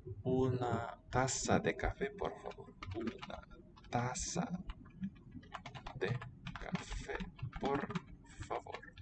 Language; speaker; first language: Spanish; non-native, learner; English